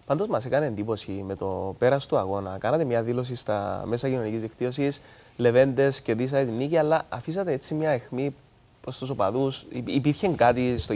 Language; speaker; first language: Greek; native; Greek